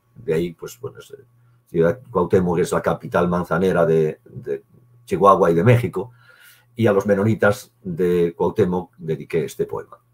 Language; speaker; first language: Spanish; native; Spanish